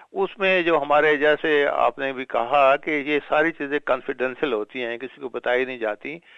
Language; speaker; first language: Urdu; non-native, local second language; Punjabi